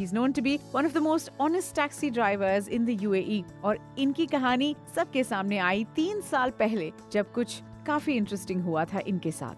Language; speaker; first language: Hindi; native; Hindi